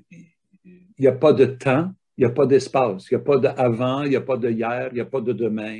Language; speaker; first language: French; native; French